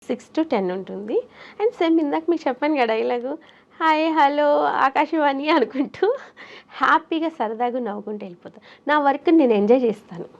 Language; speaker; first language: Telugu; native; Telugu